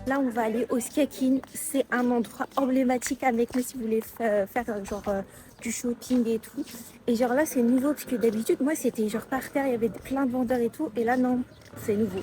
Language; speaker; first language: French; non-native, local second language; Arabic